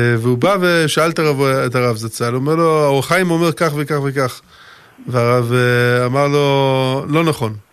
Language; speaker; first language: Hebrew; early bilingual, other home language; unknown